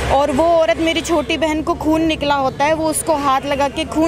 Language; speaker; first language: Hindi; native; Hindi